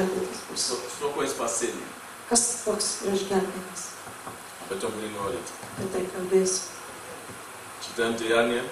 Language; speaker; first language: Russian; non-native, learner; English